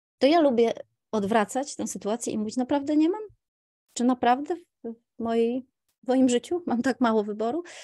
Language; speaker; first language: Polish; native; Polish